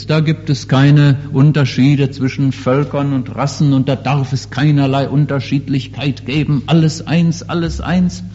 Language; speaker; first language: German; native; German